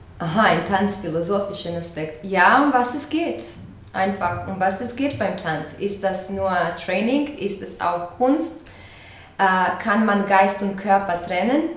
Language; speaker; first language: German; non-native, fluent; Croatian